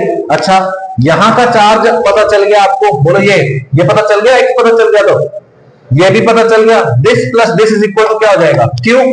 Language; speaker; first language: Hindi; native; Hindi